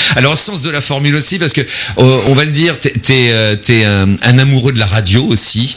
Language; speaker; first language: French; native; French